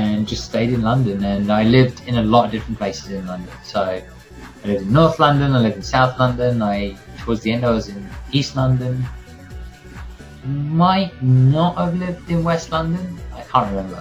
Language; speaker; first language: English; native; English